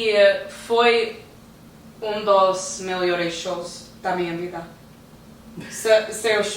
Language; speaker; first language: Portuguese; non-native, learner; English